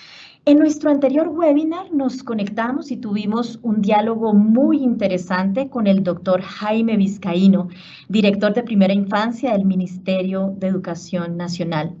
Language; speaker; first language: Spanish; native; Spanish